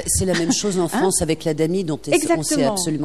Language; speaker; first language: French; native; French